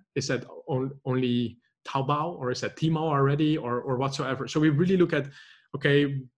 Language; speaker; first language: English; non-native, fluent; Dutch